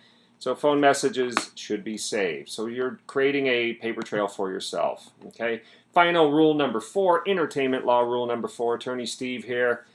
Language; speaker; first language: English; native; English